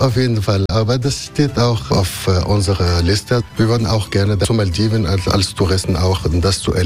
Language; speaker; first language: German; non-native, fluent; Arabic